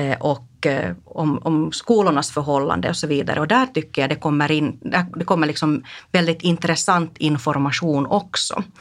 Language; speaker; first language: Swedish; non-native, local second language; Finnish